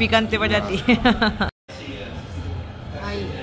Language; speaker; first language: Spanish; native; Spanish